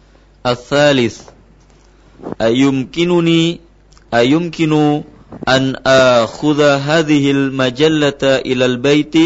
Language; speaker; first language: Arabic; non-native, learner; Indonesian